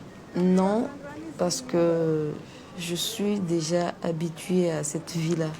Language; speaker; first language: French; non-native, local second language; Comorian